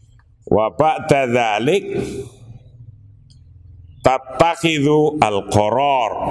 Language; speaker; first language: Arabic; non-native, fluent; Indonesian